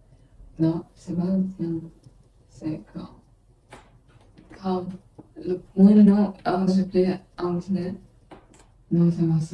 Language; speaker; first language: French; non-native, learner; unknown